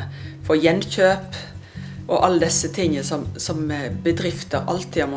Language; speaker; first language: Norwegian; native; Norwegian